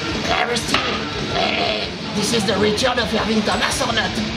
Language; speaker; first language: English; non-native, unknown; French